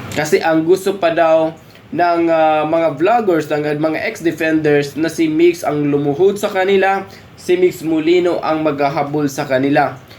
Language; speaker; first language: Filipino; non-native, local second language; Cebuano